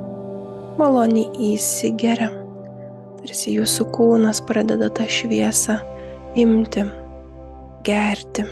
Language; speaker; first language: Lithuanian; native; Lithuanian